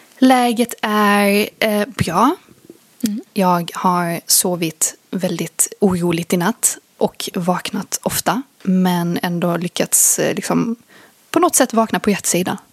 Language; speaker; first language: Swedish; early bilingual, other home language; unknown